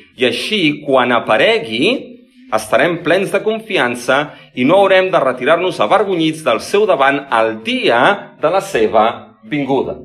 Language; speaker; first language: Catalan; non-native, local second language; Spanish